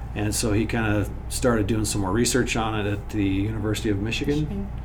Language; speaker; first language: English; native; English